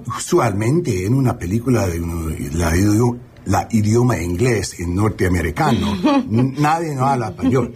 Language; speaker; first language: Spanish; non-native, learner; English